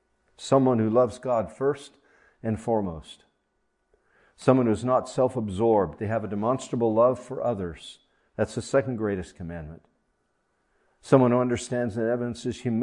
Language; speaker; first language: English; native; English